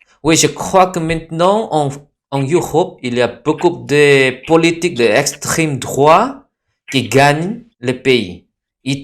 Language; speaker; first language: French; non-native, fluent; Indonesian